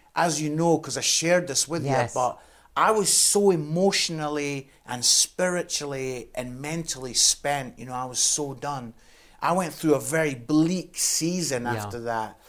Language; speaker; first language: English; native; English